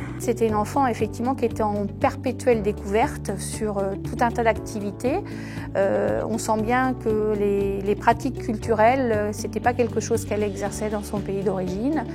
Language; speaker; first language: French; native; French